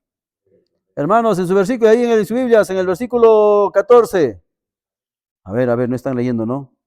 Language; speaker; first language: Spanish; native; Spanish